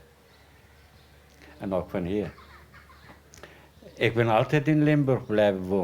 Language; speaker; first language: Dutch; non-native, fluent; Persian